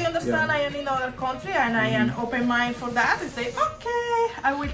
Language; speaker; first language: English; non-native, learner; Spanish